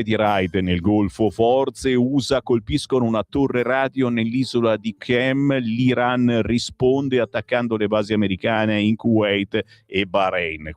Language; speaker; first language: Italian; native; Italian